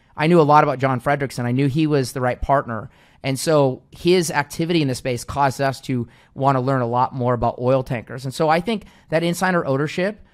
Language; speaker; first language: English; native; English